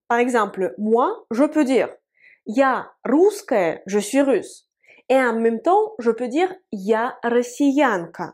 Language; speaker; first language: French; non-native, fluent; Russian